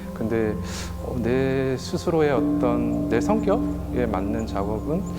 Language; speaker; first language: Korean; native; Korean